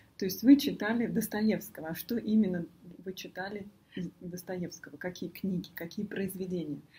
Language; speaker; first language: Russian; native; Russian